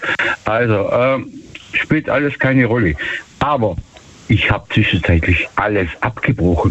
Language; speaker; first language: German; native; German